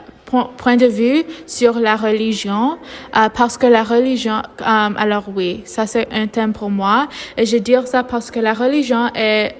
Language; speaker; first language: French; non-native, learner; English